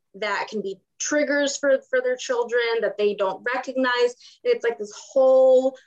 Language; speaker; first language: English; non-native, fluent; Ukrainian